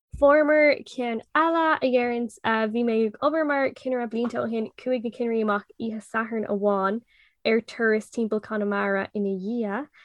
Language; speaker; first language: Irish; non-native, local second language; English